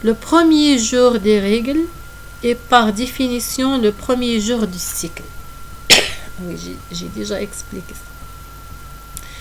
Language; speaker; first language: French; non-native, local second language; Arabic